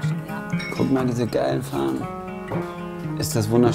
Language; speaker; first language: German; native; German